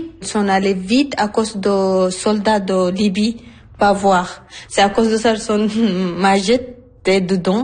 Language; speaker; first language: French; non-native, learner; Arabic